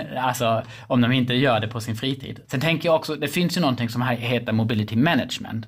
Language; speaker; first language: Swedish; non-native, fluent; German